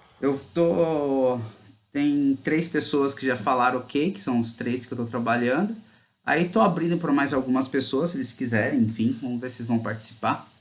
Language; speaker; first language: Portuguese; native; Portuguese